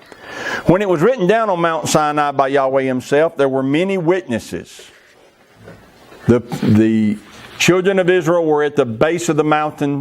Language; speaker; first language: English; native; English